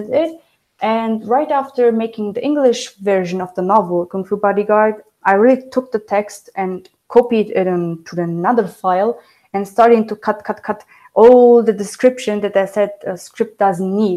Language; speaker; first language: English; non-native, fluent; Romanian